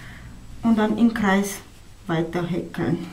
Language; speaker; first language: German; non-native, fluent; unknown